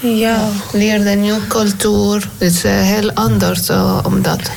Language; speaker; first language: Dutch; non-native, learner; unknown